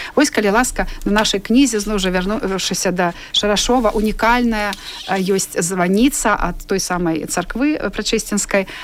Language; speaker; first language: Belarusian; non-native, local second language; Russian